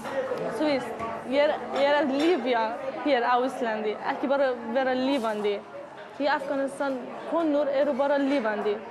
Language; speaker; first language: Icelandic; non-native, learner; Persian